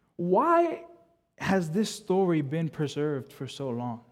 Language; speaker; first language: English; native; English